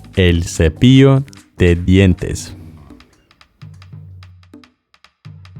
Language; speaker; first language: Spanish; non-native, fluent; English